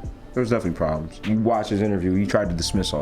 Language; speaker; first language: English; native; English